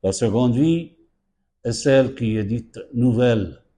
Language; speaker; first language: French; non-native, local second language; Arabic